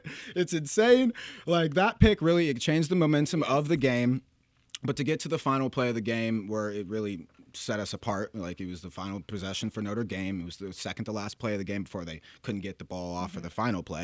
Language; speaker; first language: English; native; English